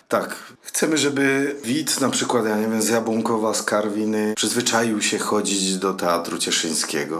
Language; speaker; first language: Polish; native; Polish